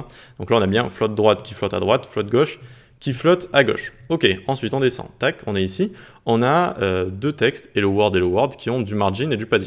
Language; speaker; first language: French; native; French